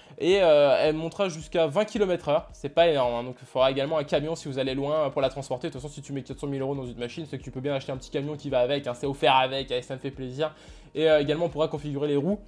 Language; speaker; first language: French; native; French